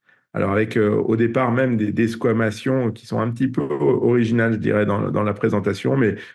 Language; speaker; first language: French; native; French